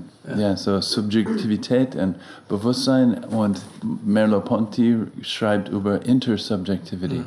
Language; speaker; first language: German; non-native, learner; English